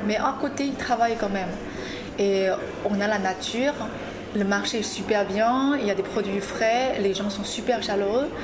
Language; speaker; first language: French; non-native, fluent; Chinese